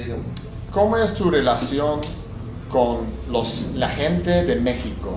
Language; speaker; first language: Spanish; non-native, learner; English